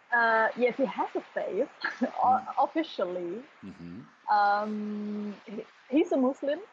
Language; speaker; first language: English; non-native, fluent; German